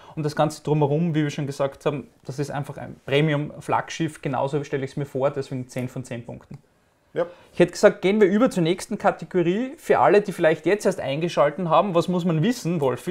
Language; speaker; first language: German; native; German